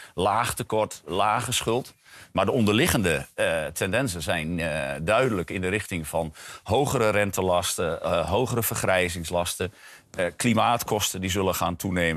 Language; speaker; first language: Dutch; native; Dutch